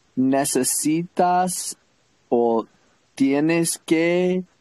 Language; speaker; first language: Spanish; non-native, learner; English